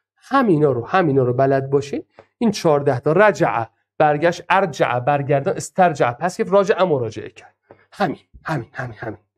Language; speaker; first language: Persian; non-native, local second language; Azerbaijani